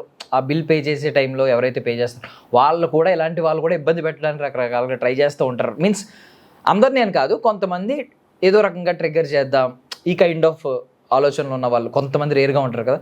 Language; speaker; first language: Telugu; native; Telugu